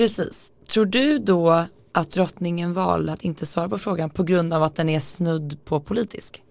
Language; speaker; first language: Swedish; native; Swedish